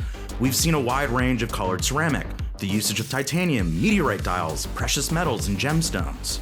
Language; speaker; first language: English; native; English